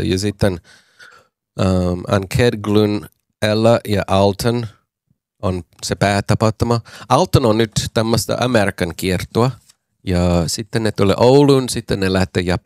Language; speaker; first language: Finnish; non-native, learner; English